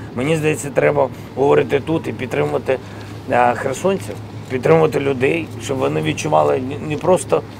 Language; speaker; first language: Ukrainian; non-native, local second language; Russian